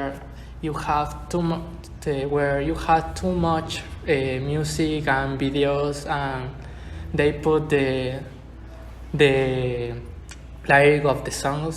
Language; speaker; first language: English; non-native, learner; Spanish